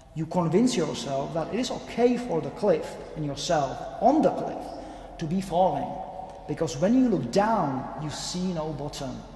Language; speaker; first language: English; non-native, fluent; Czech